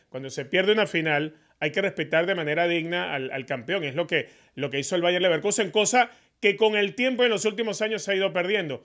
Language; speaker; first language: Spanish; native; Spanish